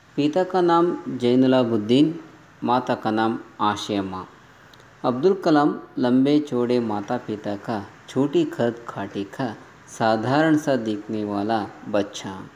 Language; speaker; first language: Hindi; non-native, local second language; Kannada